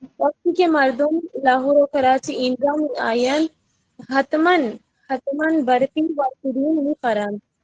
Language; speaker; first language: Persian; non-native, learner; Urdu